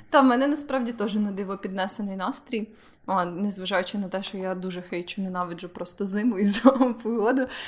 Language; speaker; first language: Ukrainian; native; Ukrainian